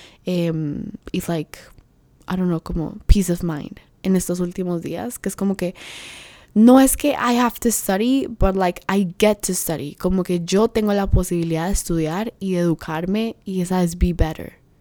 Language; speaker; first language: Spanish; early bilingual, heritage; Spanish